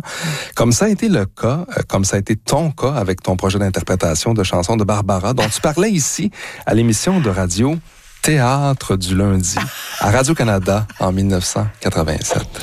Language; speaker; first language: French; native; French